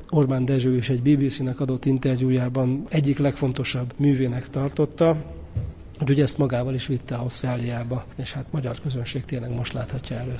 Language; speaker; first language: Hungarian; native; Hungarian